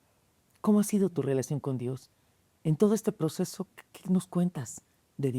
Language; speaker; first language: Spanish; native; Spanish